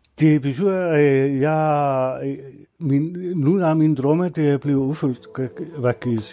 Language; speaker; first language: Danish; non-native, learner; Spanish